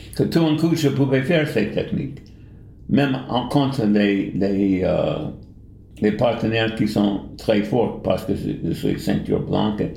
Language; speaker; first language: French; non-native, fluent; English